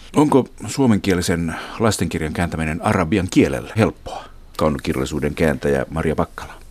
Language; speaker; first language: Finnish; native; Finnish